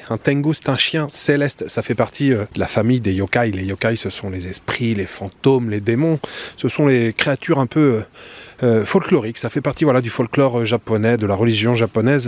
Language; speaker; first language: French; native; French